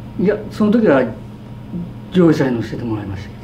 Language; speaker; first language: Japanese; native; Japanese